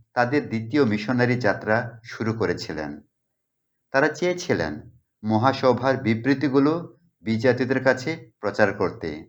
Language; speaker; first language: Bangla; non-native, local second language; Garo